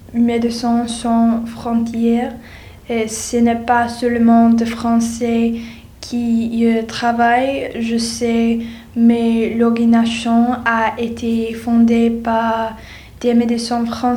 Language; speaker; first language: French; non-native, learner; English